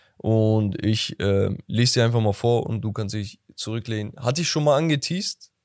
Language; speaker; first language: German; native; German